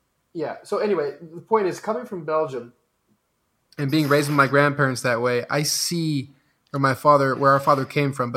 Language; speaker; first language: English; non-native, fluent; French